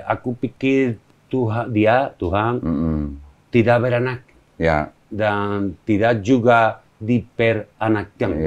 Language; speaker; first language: Indonesian; non-native, learner; Spanish